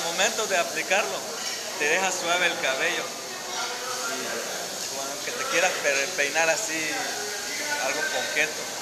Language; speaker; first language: Spanish; native; Spanish